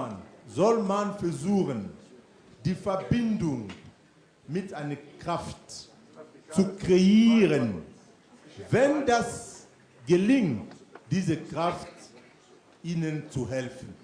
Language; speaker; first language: German; non-native, fluent; French